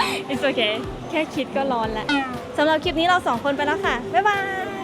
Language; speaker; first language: Thai; native; Thai